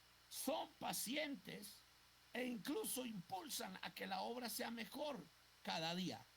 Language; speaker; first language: Spanish; native; Spanish